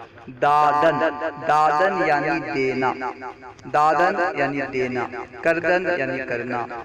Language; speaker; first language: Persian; non-native, fluent; Urdu